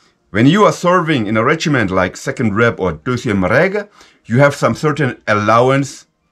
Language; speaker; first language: English; non-native, fluent; German